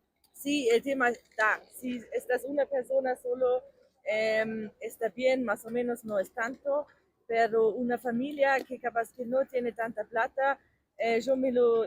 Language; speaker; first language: Spanish; non-native, fluent; German